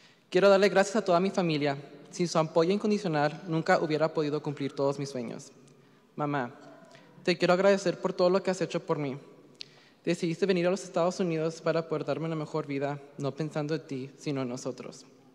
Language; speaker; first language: Spanish; early bilingual, heritage; Spanish